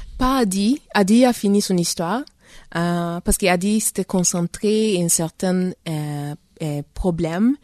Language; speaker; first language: French; early bilingual, heritage; French